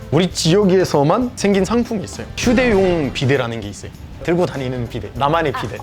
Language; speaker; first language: Korean; non-native, fluent; Arabic